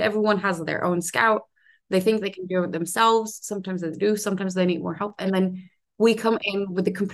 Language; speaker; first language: English; non-native, fluent; Hebrew